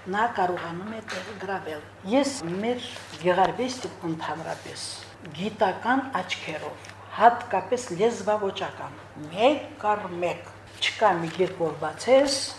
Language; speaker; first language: Armenian; native; Armenian